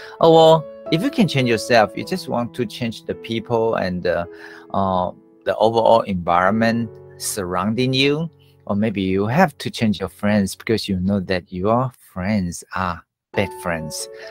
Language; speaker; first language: English; non-native, fluent; Chinese